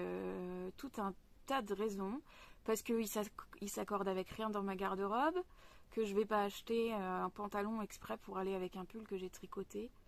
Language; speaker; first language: French; native; French